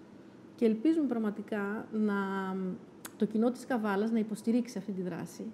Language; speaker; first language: Greek; native; Greek